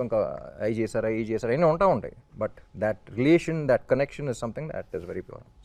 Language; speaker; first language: Telugu; native; Telugu